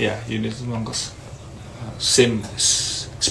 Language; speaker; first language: English; non-native, learner; Javanese